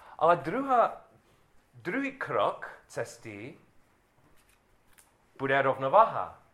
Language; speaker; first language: Czech; non-native, learner; English